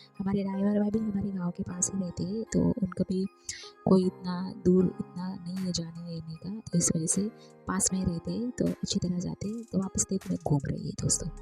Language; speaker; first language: Hindi; non-native, local second language; Marathi